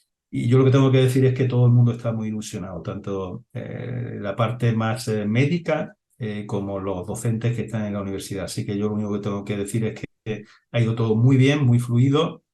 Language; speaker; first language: Spanish; native; Spanish